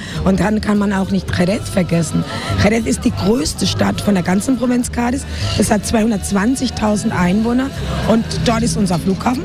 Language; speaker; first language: German; non-native, fluent; Spanish